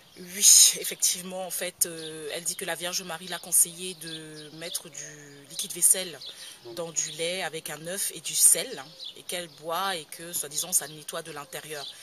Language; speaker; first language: French; native; French